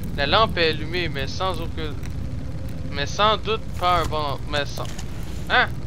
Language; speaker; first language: French; native; French